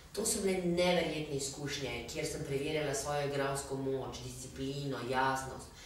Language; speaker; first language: Slovenian; native; Slovenian